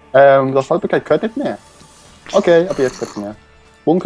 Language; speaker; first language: German; native; German